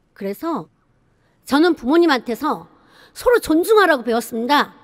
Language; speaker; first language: Korean; native; Korean